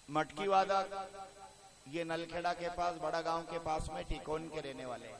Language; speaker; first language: Hindi; native; Hindi